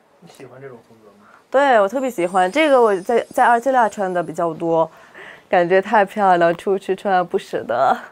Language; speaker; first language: Chinese; early bilingual, heritage; Chinese